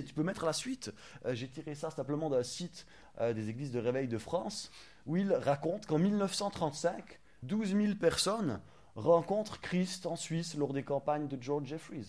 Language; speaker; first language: French; native; French